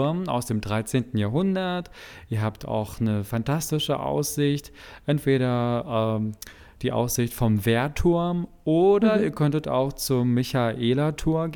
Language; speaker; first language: German; native; German